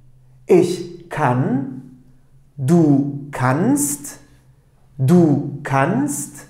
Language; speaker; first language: German; non-native, fluent; Turkish